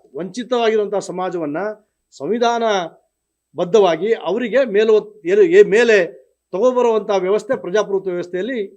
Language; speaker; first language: Kannada; non-native, local second language; Lambadi